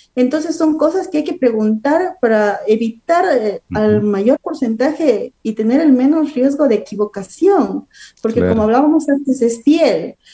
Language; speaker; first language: Spanish; native; Spanish